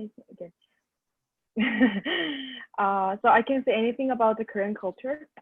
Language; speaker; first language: English; non-native, fluent; Korean